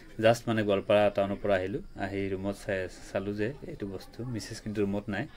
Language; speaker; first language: Assamese; non-native, local second language; Bangla